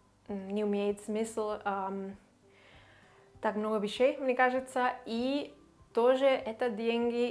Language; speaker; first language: Russian; non-native, learner; Catalan